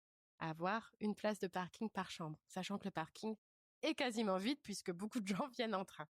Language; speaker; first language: French; native; French